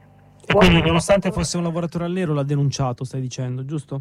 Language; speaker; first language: Italian; native; Italian